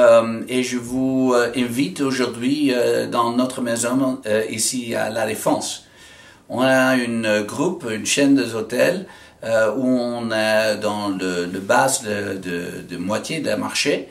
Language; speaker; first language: French; non-native, fluent; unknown